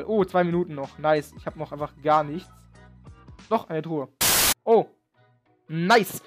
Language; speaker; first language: German; native; German